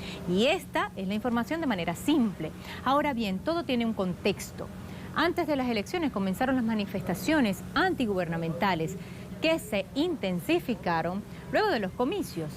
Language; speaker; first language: Spanish; native; Spanish